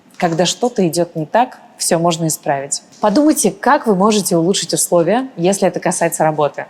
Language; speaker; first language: Russian; early bilingual, other home language; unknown